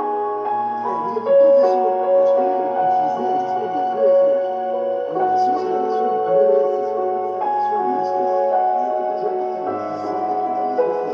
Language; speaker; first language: French; native; French